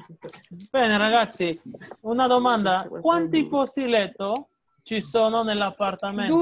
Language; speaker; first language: Italian; non-native, fluent; Spanish